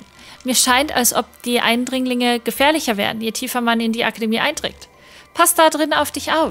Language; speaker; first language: German; native; German